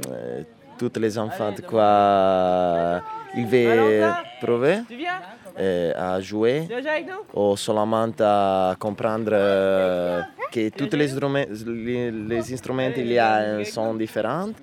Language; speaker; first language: French; non-native, learner; Italian